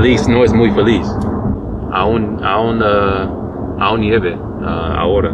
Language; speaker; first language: Spanish; non-native, learner; English